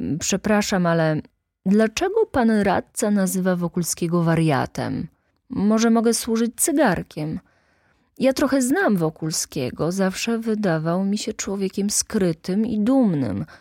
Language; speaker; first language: Polish; native; Polish